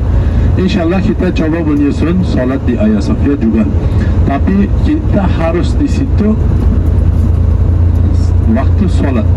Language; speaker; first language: Indonesian; non-native, learner; Turkish